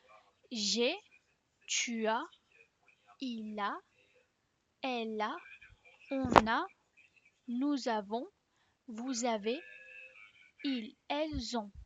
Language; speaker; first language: French; non-native, fluent; Spanish